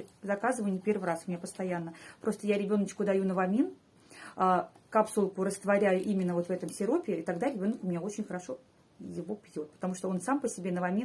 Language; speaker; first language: Russian; native; Russian